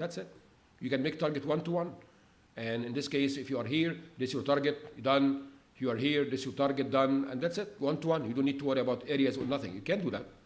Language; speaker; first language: English; non-native, fluent; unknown